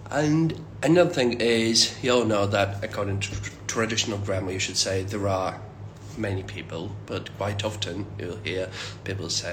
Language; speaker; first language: English; non-native, fluent; Russian